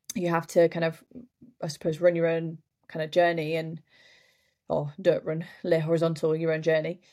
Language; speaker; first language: English; native; English